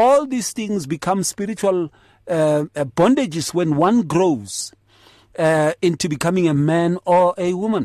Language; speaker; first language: English; non-native, local second language; Northern Sotho